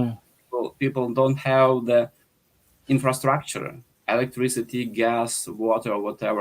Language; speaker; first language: English; non-native, fluent; Ukrainian